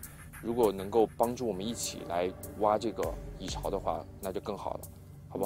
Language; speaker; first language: Chinese; native; Chinese